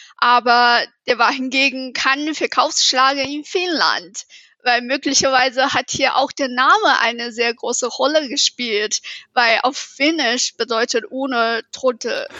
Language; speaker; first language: German; non-native, fluent; Chinese